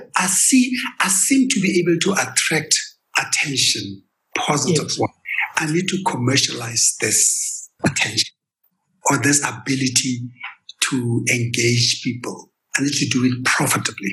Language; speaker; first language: English; non-native, local second language; Tswana